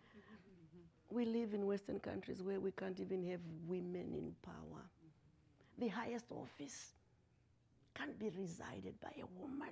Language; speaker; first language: English; non-native, local second language; Shona